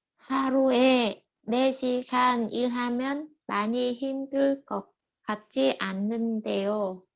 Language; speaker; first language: Korean; non-native, learner; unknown